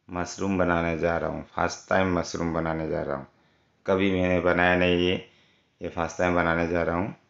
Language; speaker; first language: Hindi; non-native, local second language; Manipuri